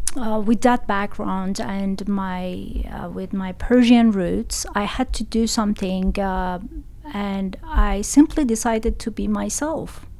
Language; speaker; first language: English; non-native, fluent; Persian